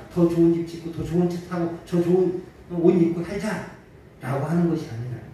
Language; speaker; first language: Korean; native; Korean